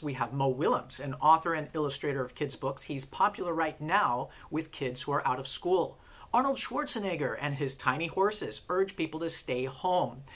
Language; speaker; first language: English; native; English